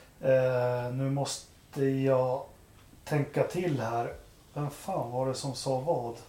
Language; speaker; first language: Swedish; native; Swedish